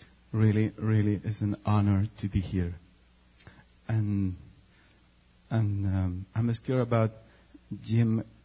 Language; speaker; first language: English; non-native, learner; Spanish